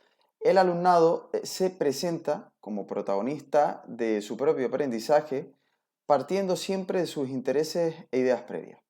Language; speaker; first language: Spanish; native; Spanish